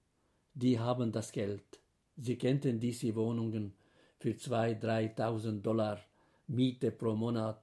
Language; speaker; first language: German; non-native, fluent; Arabic